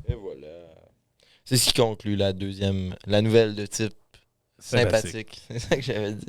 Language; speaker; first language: French; native; French